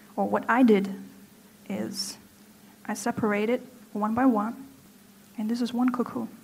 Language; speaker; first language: English; non-native, fluent; German